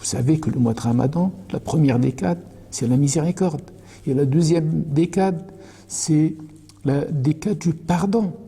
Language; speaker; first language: French; non-native, local second language; Arabic